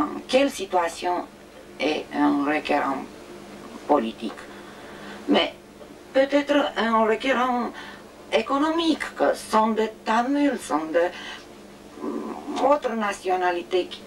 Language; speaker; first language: French; non-native, learner; Romanian